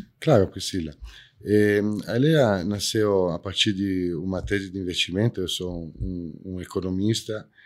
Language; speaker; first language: Portuguese; non-native, fluent; Italian